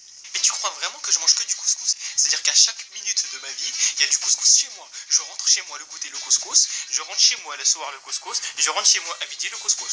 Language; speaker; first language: French; native; French